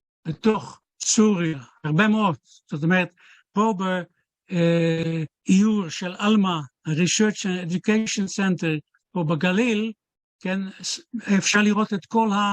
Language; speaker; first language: Hebrew; non-native, fluent; Dutch